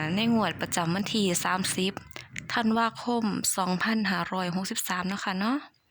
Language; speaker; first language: Thai; native; Thai